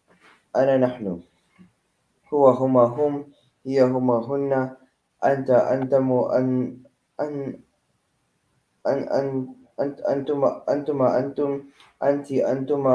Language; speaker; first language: Arabic; non-native, learner; Filipino